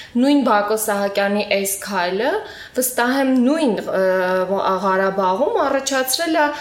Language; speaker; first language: Armenian; native; Armenian